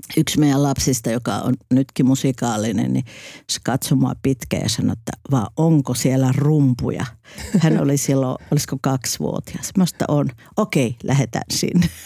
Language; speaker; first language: Finnish; native; Finnish